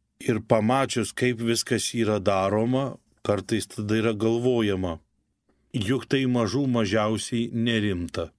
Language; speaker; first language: Lithuanian; native; Lithuanian